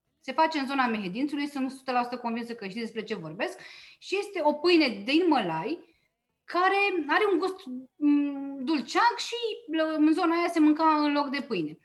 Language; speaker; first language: Romanian; native; Romanian